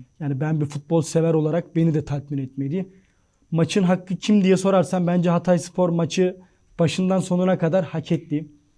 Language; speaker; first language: Turkish; native; Turkish